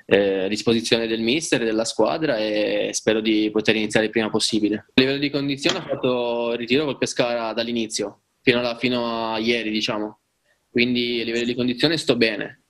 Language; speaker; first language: Italian; native; Italian